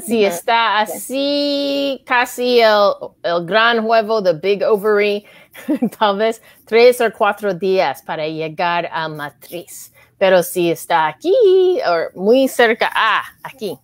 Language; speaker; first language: Spanish; non-native, learner; English